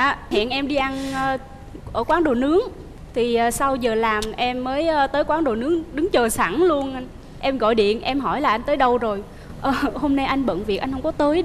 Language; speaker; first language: Vietnamese; native; Vietnamese